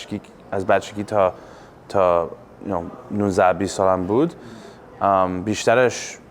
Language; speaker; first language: Persian; early bilingual, heritage; English